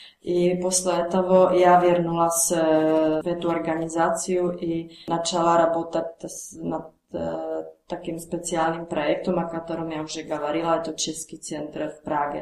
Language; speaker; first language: Russian; non-native, learner; Czech